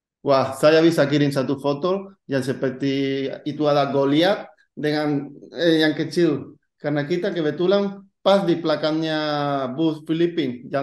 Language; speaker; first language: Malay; non-native, fluent; Spanish